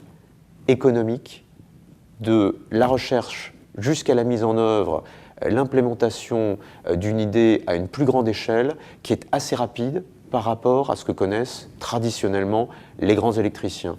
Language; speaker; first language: French; native; French